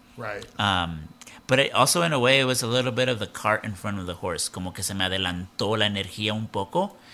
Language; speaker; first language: English; early bilingual, other home language; Spanish